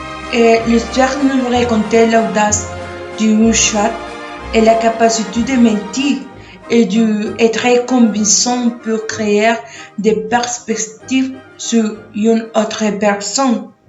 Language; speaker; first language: French; non-native, learner; Spanish